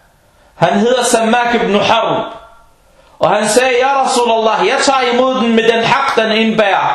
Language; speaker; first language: Danish; non-native, local second language; Arabic